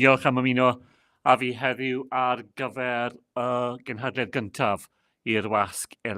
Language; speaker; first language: Welsh; non-native, local second language; English